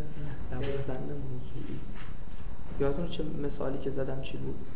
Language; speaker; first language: Persian; native; Persian